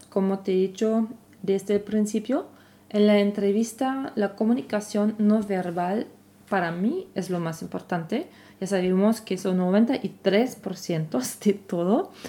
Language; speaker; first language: Spanish; non-native, fluent; German